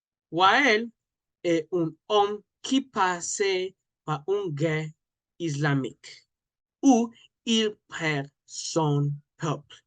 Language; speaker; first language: French; non-native, learner; Spanish